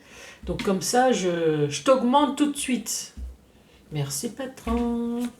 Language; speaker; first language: French; native; French